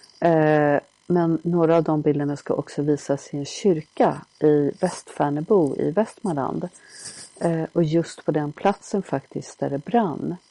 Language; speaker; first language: Swedish; native; Swedish